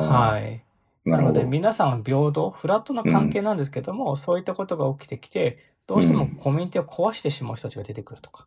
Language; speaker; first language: Japanese; native; Japanese